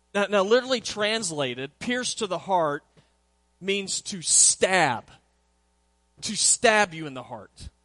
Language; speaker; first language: English; native; English